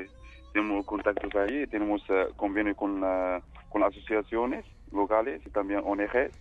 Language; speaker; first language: Spanish; non-native, fluent; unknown